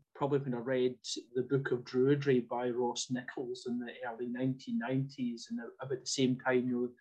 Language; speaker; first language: English; native; English